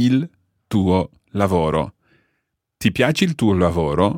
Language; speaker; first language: Italian; non-native, fluent; English